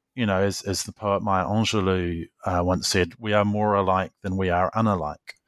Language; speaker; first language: English; native; English